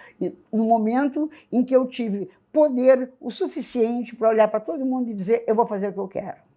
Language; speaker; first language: Portuguese; native; Portuguese